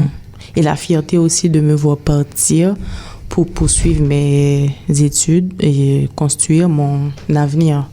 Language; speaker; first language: French; non-native, local second language; Haitian Creole